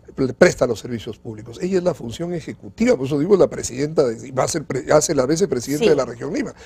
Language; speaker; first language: Spanish; native; Spanish